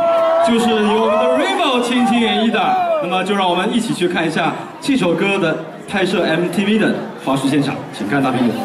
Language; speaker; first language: Chinese; native; Chinese